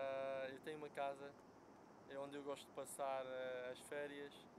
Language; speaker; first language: Portuguese; non-native, fluent; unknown